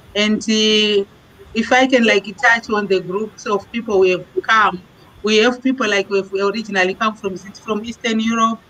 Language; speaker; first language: English; non-native, local second language; Shona